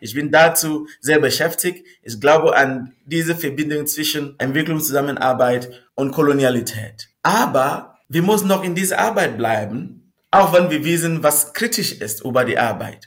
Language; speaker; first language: German; non-native, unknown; Northern Sotho